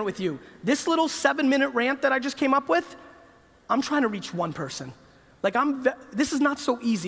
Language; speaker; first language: English; native; English